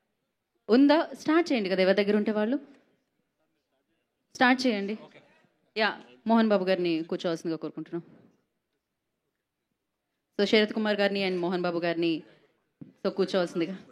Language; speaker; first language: Telugu; native; Telugu